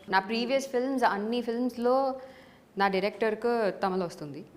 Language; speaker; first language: Telugu; non-native, learner; Tamil